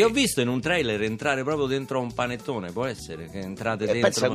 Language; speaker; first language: Italian; native; Italian